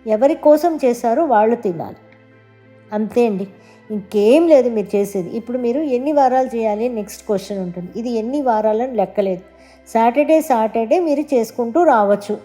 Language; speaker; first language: Telugu; non-native, local second language; Tamil